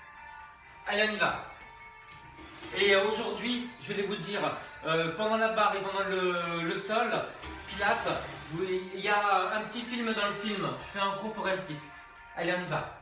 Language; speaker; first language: French; native; French